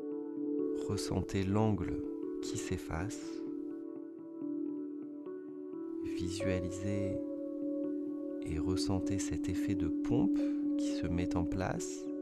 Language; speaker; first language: French; native; French